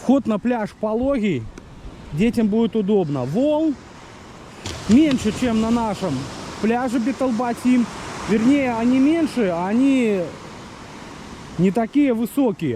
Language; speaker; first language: Russian; native; Russian